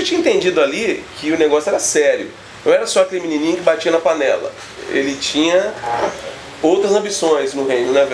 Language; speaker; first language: Portuguese; native; Portuguese